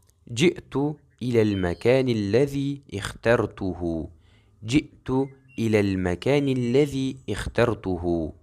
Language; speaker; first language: Arabic; non-native, fluent; Kazakh